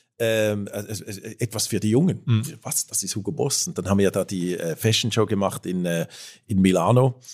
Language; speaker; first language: German; native; German